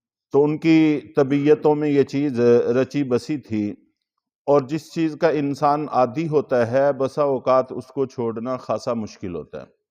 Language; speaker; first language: Urdu; native; Urdu